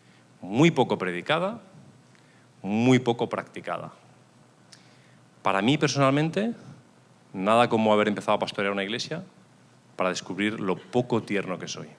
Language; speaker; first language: Spanish; native; Spanish